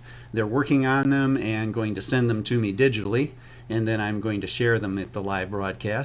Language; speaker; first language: English; native; English